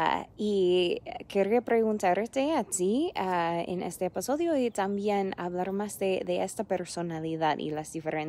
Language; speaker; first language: Spanish; non-native, fluent; English